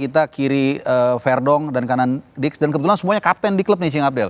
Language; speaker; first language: Indonesian; native; Indonesian